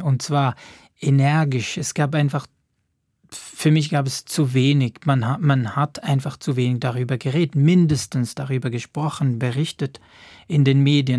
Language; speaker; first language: German; non-native, fluent; Arabic